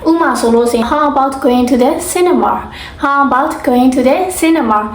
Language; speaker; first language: English; non-native, fluent; Burmese